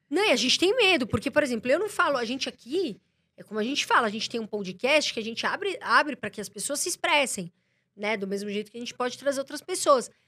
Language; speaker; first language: Portuguese; native; Portuguese